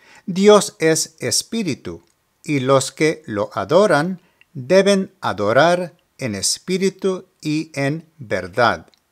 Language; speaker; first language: Spanish; early bilingual, heritage; Spanish